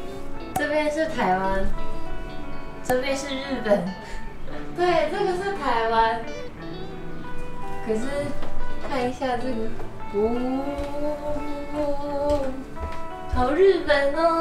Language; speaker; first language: Chinese; non-native, fluent; Japanese